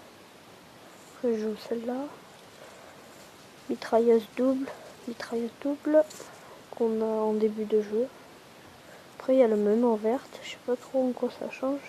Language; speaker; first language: French; native; French